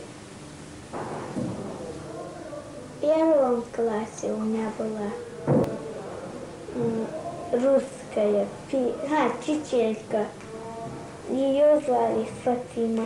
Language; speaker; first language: Russian; non-native, local second language; Chechen